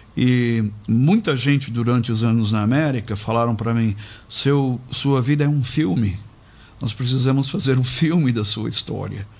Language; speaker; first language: Portuguese; native; Portuguese